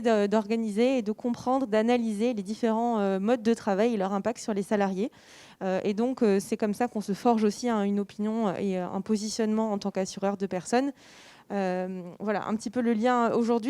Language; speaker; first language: French; native; French